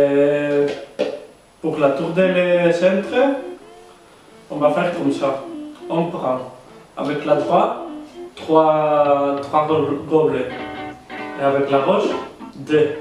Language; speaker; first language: French; non-native, learner; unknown